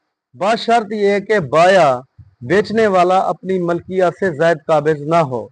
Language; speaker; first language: Hindi; non-native, local second language; Punjabi